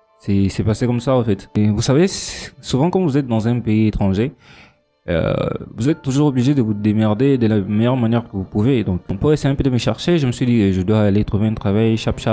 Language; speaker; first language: French; non-native, local second language; Lingala